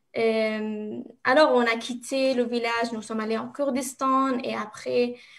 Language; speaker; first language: French; non-native, learner; Arabic